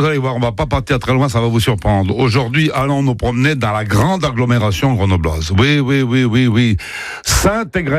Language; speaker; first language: French; native; French